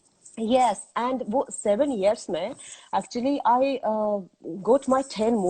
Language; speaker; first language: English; non-native, learner; Azerbaijani